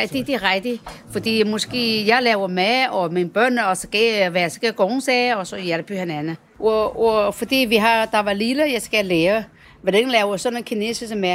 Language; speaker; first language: Danish; non-native, learner; Chinese